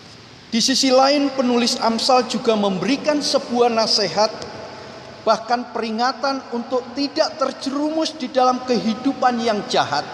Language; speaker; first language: Indonesian; native; Indonesian